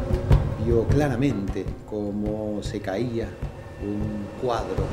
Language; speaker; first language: Spanish; native; Spanish